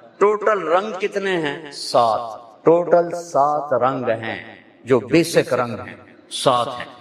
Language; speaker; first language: Urdu; non-native, local second language; Punjabi